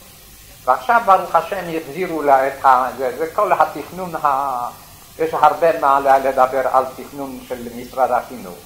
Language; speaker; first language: Hebrew; non-native, fluent; Yiddish